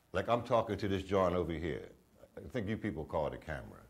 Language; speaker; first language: English; native; English